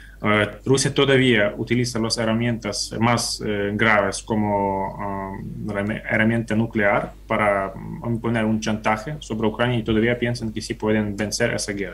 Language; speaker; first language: Spanish; non-native, fluent; Ukrainian